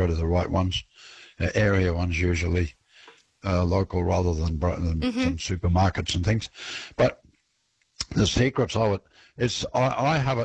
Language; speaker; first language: English; native; English